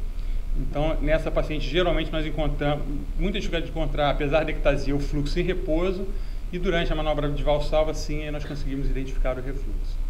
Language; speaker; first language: Portuguese; native; Portuguese